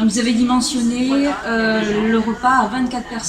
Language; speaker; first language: French; native; French